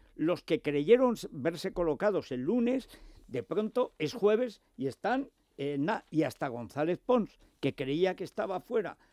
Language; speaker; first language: Spanish; native; Spanish